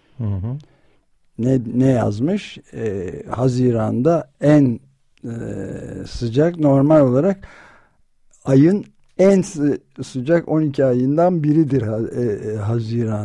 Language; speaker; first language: Turkish; native; Turkish